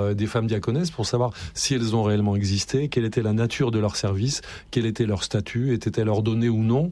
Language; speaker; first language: French; native; French